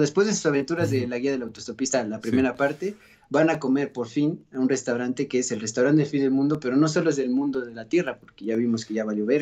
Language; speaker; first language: Spanish; native; Spanish